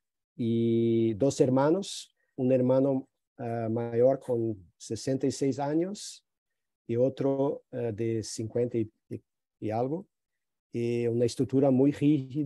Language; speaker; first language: Spanish; non-native, fluent; Portuguese